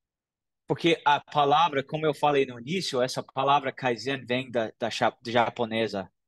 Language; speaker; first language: Portuguese; non-native, fluent; English